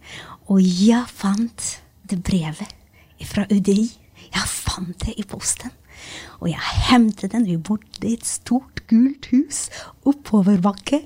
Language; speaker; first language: Norwegian; early bilingual, other home language; Albanian